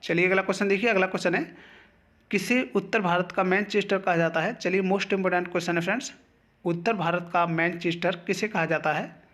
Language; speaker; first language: Hindi; native; Hindi